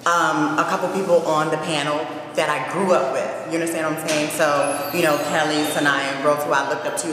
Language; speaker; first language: English; native; English